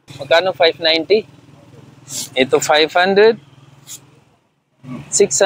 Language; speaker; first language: Filipino; non-native, learner; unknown